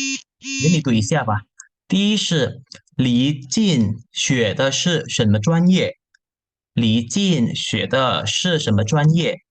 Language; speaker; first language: Chinese; non-native, fluent; Indonesian